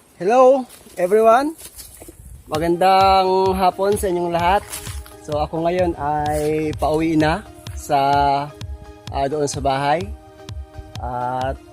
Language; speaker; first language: Filipino; non-native, local second language; Bikol